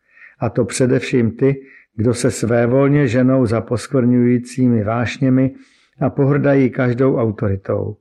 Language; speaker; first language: Czech; native; Czech